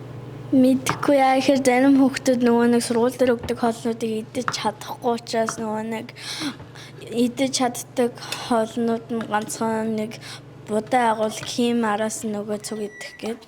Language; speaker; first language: Mongolian; early bilingual, heritage; Mongolian